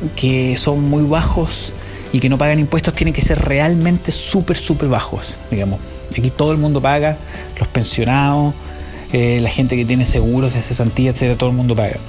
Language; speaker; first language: Spanish; native; Spanish